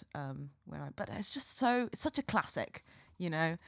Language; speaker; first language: English; native; English